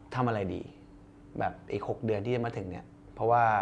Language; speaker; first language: Thai; early bilingual, other home language; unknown